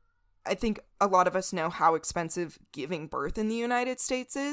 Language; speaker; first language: English; native; English